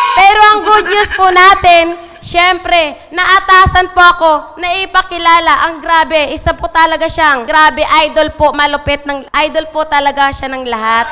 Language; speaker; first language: Filipino; native; Filipino